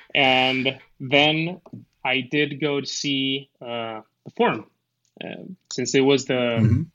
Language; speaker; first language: English; non-native, fluent; Spanish